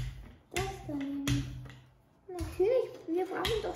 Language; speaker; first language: German; early bilingual, other home language; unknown